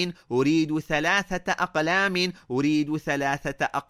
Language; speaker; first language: Arabic; non-native, fluent; English